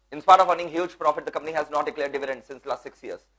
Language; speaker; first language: English; non-native, local second language; Hindi